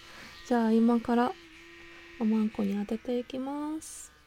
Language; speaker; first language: Japanese; native; Japanese